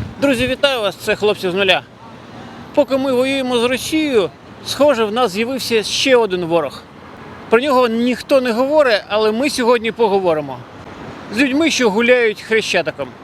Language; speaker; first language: Ukrainian; native; Ukrainian